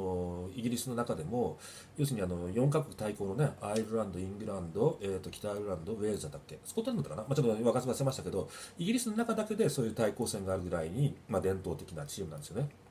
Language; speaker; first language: Japanese; native; Japanese